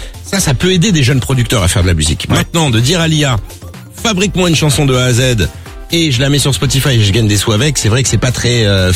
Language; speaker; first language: French; native; French